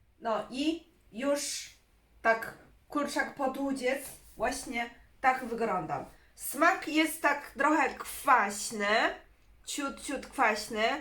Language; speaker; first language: Polish; non-native, learner; Chinese